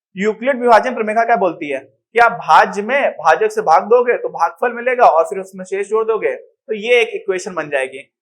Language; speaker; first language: Hindi; native; Hindi